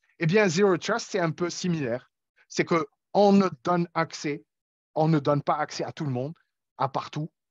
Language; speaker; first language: French; non-native, local second language; Arabic